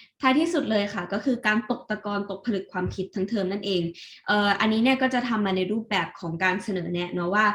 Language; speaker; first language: Thai; native; Thai